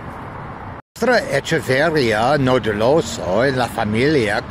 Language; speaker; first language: Spanish; non-native, learner; English